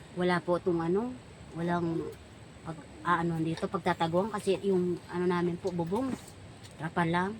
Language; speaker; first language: Filipino; non-native, local second language; Bikol